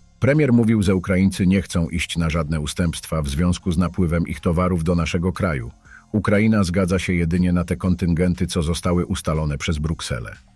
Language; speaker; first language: Polish; native; Polish